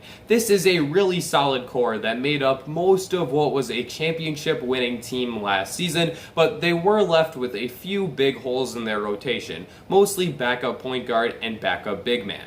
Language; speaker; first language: English; native; English